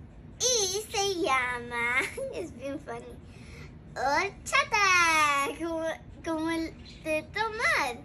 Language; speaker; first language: Spanish; early bilingual, heritage; Spanish